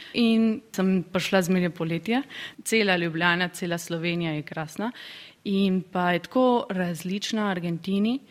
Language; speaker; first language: Slovenian; early bilingual, heritage; Spanish